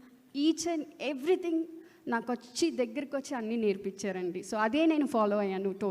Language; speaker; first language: Telugu; non-native, learner; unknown